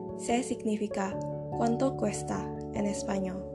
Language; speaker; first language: Spanish; non-native, fluent; Indonesian